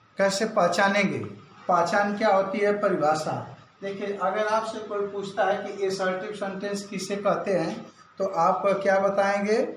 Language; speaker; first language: Hindi; native; Hindi